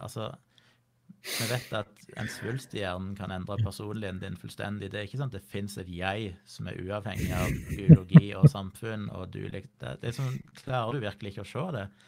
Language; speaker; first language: Norwegian; native; Norwegian